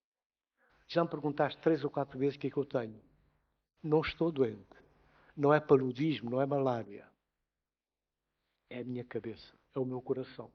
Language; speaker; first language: Portuguese; non-native, local second language; Upper Guinea Crioulo